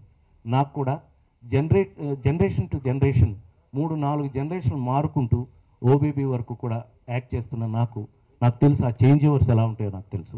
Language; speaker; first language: Telugu; native; Telugu